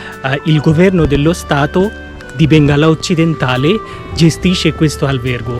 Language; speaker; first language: Italian; non-native, fluent; Bangla